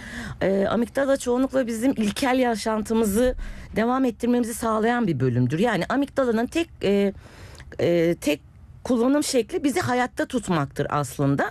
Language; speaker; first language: Turkish; native; Turkish